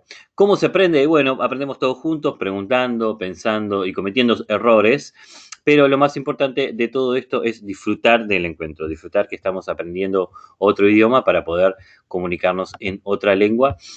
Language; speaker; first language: Spanish; non-native, fluent; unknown